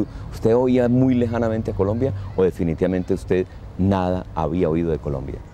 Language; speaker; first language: Spanish; native; Spanish